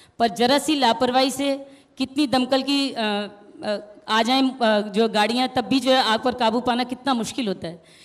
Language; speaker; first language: Hindi; native; Hindi